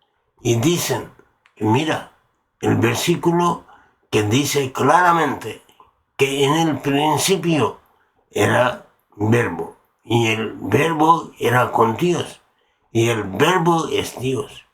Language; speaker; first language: Spanish; non-native, learner; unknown